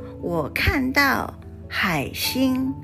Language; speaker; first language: Chinese; non-native, fluent; English